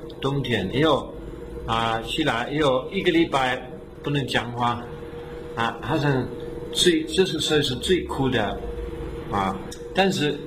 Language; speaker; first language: Chinese; non-native, fluent; English